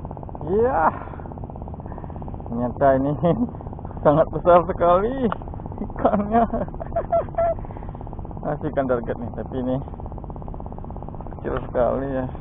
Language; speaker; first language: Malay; non-native, local second language; Balinese